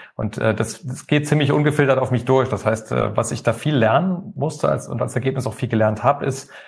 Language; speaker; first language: German; native; German